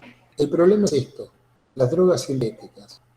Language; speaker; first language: Spanish; native; Spanish